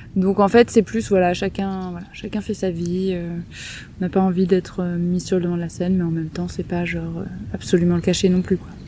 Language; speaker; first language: French; native; French